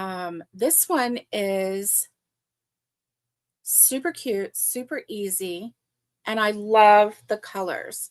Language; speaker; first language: English; native; English